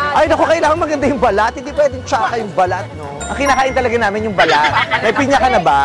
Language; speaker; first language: Filipino; native; Filipino